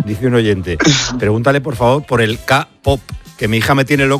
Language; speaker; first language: Spanish; native; Spanish